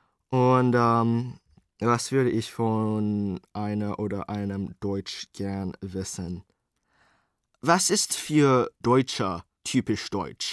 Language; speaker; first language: German; non-native, learner; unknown